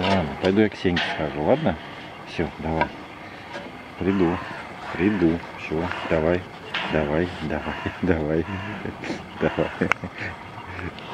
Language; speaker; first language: Russian; native; Russian